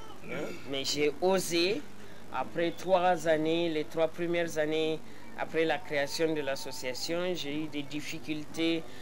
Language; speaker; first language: French; non-native, local second language; Hausa